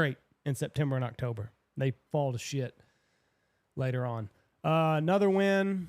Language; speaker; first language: English; native; English